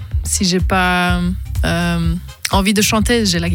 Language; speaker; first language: French; non-native, local second language; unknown